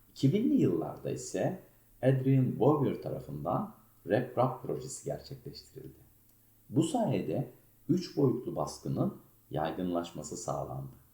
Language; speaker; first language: Turkish; native; Turkish